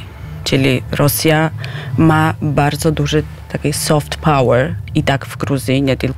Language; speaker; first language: Polish; non-native, fluent; Georgian